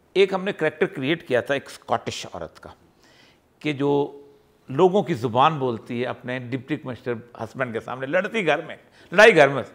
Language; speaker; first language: Urdu; non-native, local second language; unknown